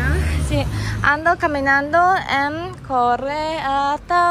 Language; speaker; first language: Spanish; non-native, learner; Japanese